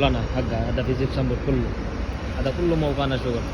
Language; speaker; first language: Arabic; non-native, learner; Bangla